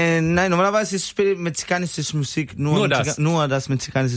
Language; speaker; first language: German; non-native, learner; Spanish